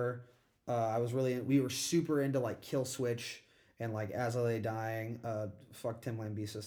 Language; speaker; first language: English; native; English